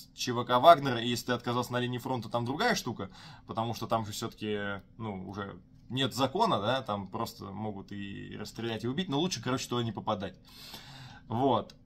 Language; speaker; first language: Russian; native; Russian